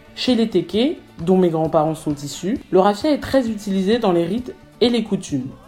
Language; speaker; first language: French; native; French